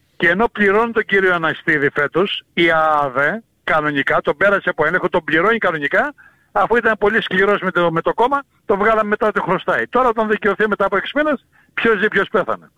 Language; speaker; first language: Greek; native; Greek